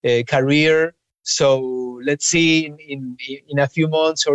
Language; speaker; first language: English; non-native, fluent; Spanish